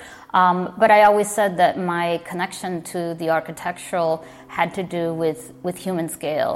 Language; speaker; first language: English; native; English